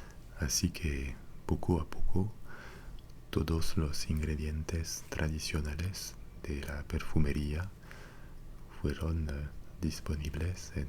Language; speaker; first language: Spanish; non-native, fluent; French